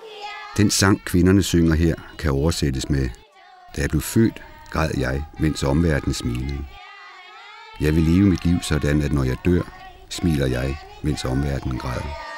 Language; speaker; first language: Danish; native; Danish